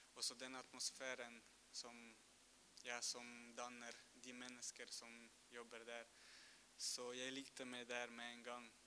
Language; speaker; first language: Norwegian; non-native, fluent; Russian